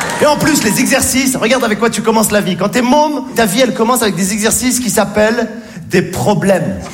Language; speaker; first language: French; native; French